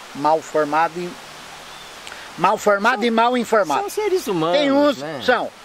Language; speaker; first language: Portuguese; native; Portuguese